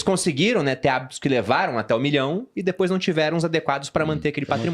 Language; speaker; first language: Portuguese; native; Portuguese